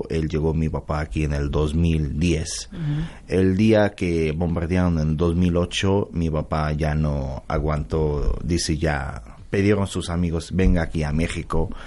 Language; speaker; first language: Spanish; non-native, learner; Arabic